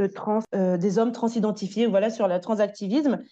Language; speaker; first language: French; native; French